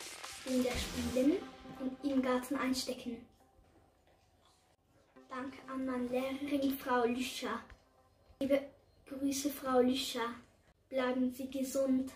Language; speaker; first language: German; early bilingual, other home language; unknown